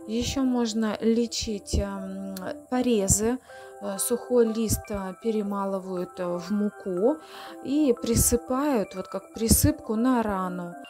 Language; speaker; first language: Russian; native; Russian